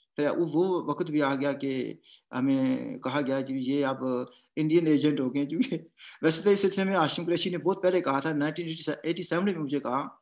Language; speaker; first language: Urdu; non-native, local second language; Pahari-Potwari